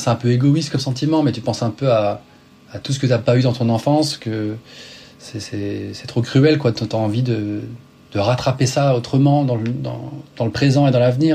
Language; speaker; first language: French; native; French